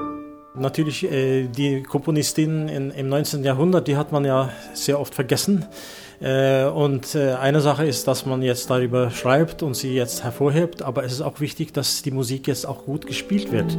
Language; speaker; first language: German; non-native, fluent; Norwegian